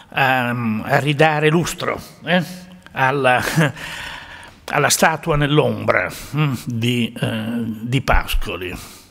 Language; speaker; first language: Italian; native; Italian